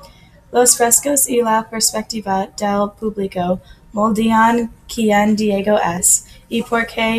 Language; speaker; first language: Spanish; non-native, learner; English